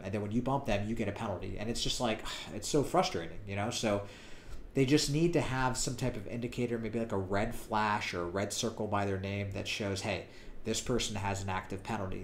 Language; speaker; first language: English; native; English